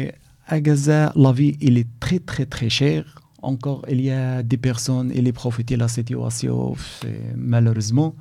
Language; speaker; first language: French; non-native, learner; Arabic